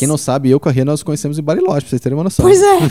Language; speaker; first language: Portuguese; native; Portuguese